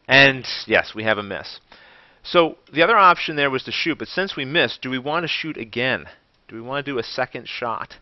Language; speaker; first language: English; native; English